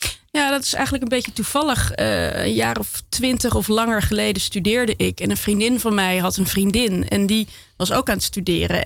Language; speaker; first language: Dutch; native; Dutch